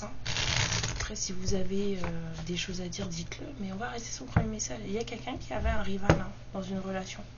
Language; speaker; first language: French; native; French